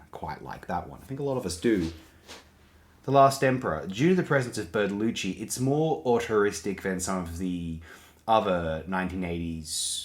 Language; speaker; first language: English; native; English